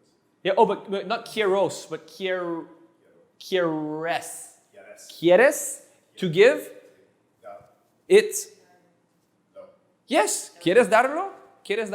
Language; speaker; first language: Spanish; non-native, fluent; English